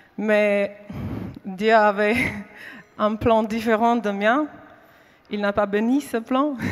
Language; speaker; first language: French; non-native, fluent; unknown